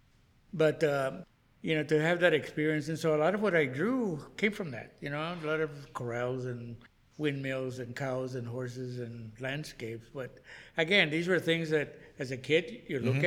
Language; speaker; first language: English; native; English